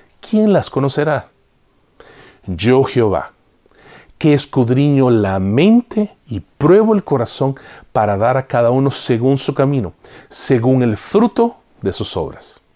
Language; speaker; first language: Spanish; native; Spanish